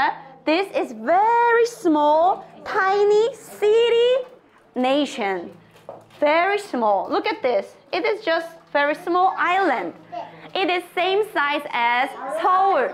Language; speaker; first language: English; non-native, fluent; Korean